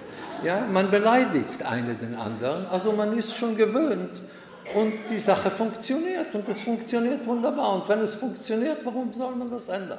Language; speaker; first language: German; non-native, fluent; Hebrew